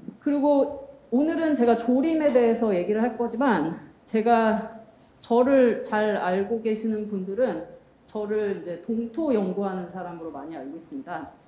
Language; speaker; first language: Korean; native; Korean